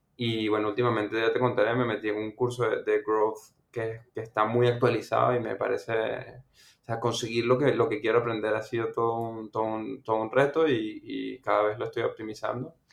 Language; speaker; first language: Spanish; native; Spanish